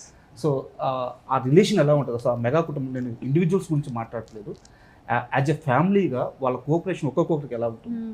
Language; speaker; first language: Telugu; native; Telugu